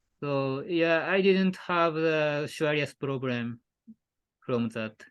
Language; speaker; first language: English; non-native, learner; Japanese